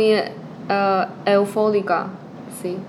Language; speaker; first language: Spanish; non-native, learner; Chinese